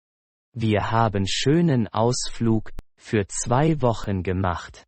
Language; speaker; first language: German; non-native, fluent; Persian